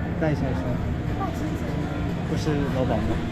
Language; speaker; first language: Chinese; non-native, learner; Korean